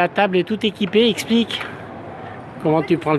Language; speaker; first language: French; native; French